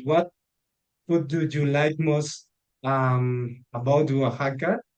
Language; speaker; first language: English; non-native, learner; Spanish